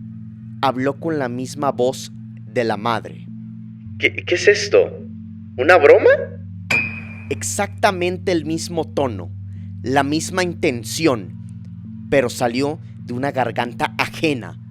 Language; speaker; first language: Spanish; native; Spanish